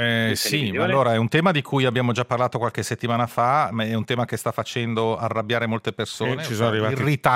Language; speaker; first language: Italian; native; Italian